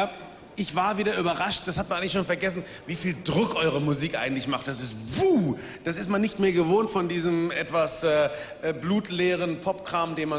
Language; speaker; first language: German; native; German